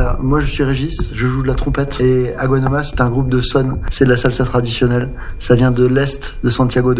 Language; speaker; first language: French; native; French